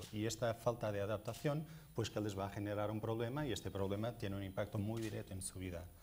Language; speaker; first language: Spanish; non-native, fluent; Portuguese